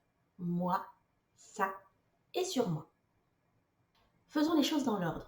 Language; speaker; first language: French; native; French